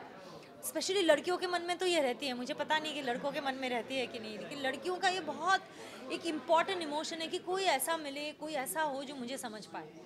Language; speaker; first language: Hindi; non-native, local second language; Bangla